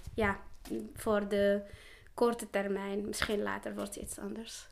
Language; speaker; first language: Dutch; non-native, learner; Arabic